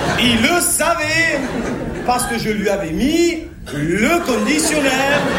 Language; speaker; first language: French; native; French